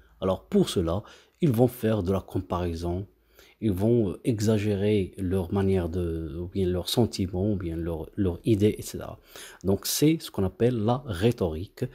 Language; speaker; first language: French; non-native, local second language; Arabic